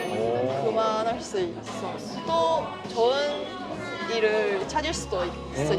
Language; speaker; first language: Korean; non-native, learner; Japanese